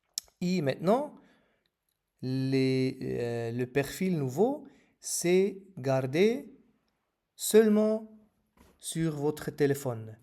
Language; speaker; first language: French; non-native, fluent; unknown